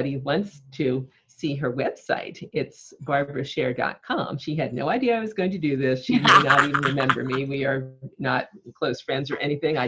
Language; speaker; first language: English; native; English